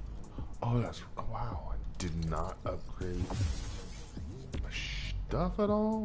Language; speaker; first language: English; native; English